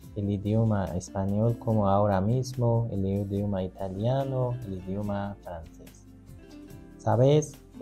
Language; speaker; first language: Spanish; non-native, learner; Persian